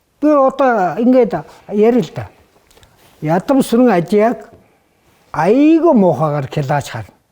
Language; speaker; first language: Mongolian; native; Mongolian